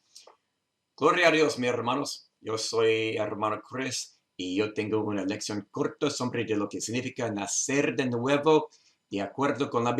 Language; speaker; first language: Spanish; non-native, learner; English